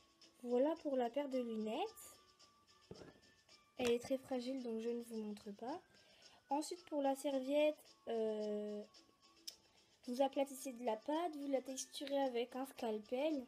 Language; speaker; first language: French; native; French